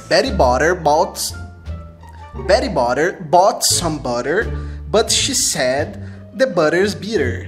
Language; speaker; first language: English; non-native, learner; Portuguese